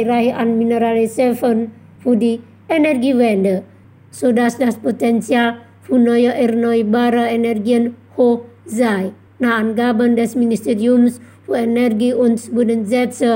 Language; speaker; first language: German; non-native, fluent; Indonesian